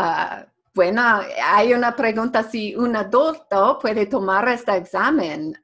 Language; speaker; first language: Spanish; non-native, fluent; English